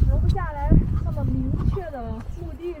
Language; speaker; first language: Chinese; native; Chinese